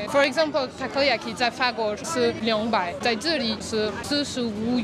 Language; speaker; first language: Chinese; non-native, learner; French